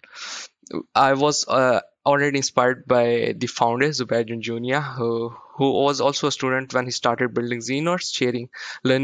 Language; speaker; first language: English; non-native, local second language; Urdu